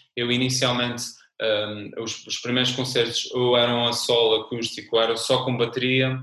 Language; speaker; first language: Portuguese; native; Portuguese